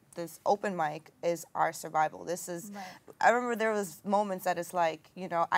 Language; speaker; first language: English; native; English